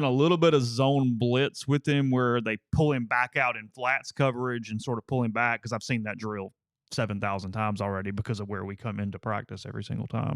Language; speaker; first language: English; native; English